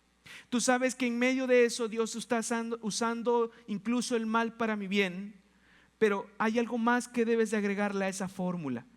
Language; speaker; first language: Spanish; native; Spanish